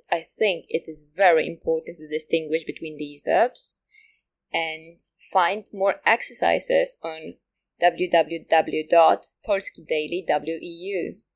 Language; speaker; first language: English; non-native, fluent; Polish